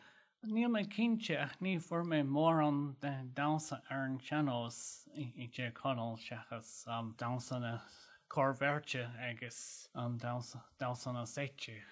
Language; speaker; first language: Irish; non-native, learner; German